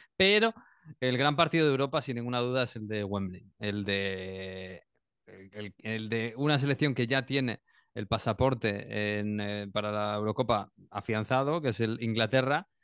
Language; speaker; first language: Spanish; native; Spanish